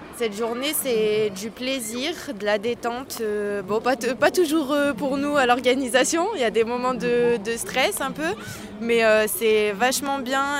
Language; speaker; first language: French; native; French